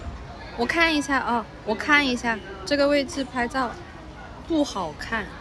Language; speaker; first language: Chinese; non-native, local second language; Cantonese